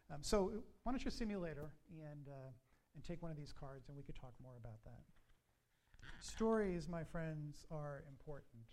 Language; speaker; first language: English; native; English